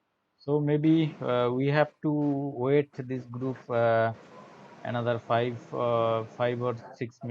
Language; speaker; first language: English; non-native, learner; Bangla